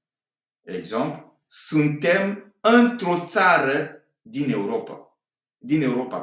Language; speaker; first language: Romanian; non-native, fluent; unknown